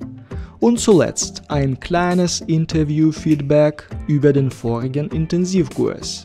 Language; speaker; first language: German; non-native, fluent; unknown